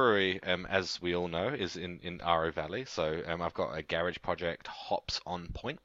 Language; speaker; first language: English; native; English